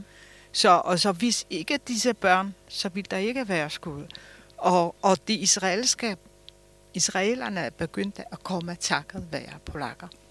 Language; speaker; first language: Danish; early bilingual, other home language; Polish